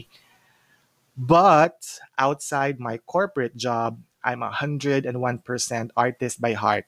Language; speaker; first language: English; non-native, local second language; Cebuano